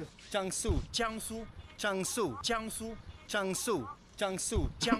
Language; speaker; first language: Chinese; non-native, learner; English